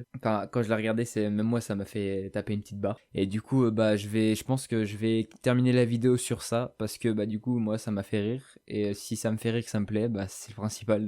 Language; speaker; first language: French; native; French